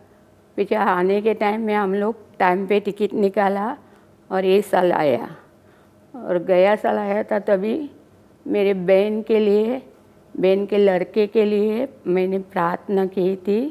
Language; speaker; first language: Hindi; non-native, local second language; Malayalam